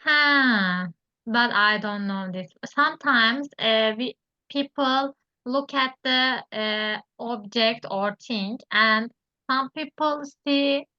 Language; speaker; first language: English; non-native, learner; Turkish